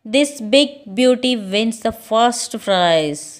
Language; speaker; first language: English; non-native, local second language; Telugu